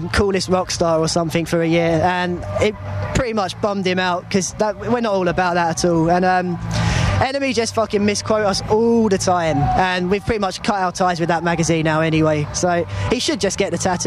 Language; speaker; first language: English; native; English